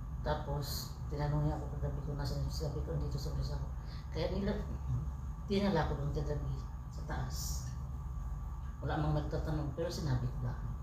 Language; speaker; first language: Filipino; non-native, local second language; Hiligaynon